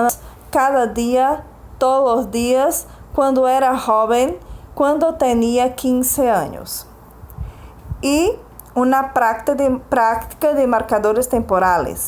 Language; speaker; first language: Spanish; non-native, fluent; Portuguese